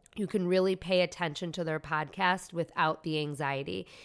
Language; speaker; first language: English; native; English